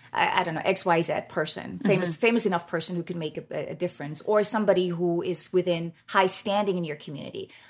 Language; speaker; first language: English; non-native, fluent; German